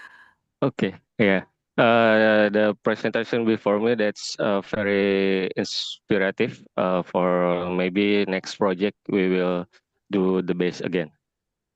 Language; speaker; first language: English; non-native, learner; Indonesian